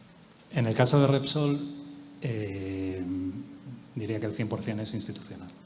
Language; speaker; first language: Spanish; native; Spanish